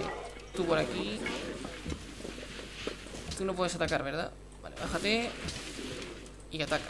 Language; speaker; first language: Spanish; native; Spanish